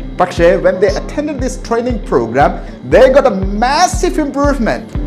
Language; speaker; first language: English; non-native, local second language; Malayalam